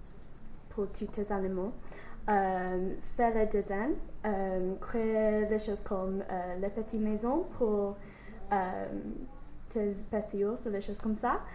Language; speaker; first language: French; non-native, learner; English